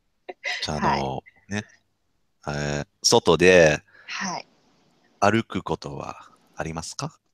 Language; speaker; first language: Japanese; non-native, fluent; English